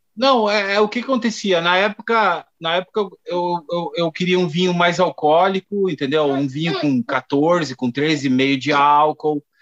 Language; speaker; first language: Portuguese; native; Portuguese